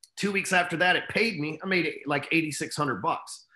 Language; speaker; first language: English; native; English